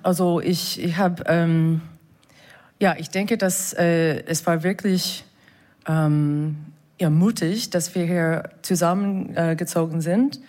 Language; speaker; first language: German; non-native, fluent; English